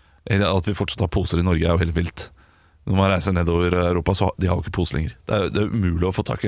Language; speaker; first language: Norwegian; native; Norwegian